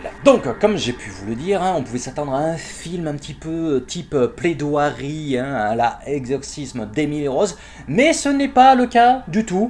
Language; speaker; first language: French; native; French